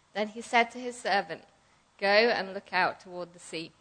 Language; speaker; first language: English; native; English